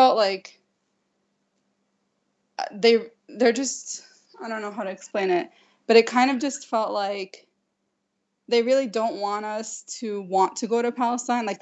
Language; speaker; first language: English; native; English